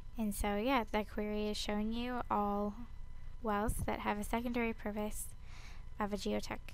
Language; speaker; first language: English; native; English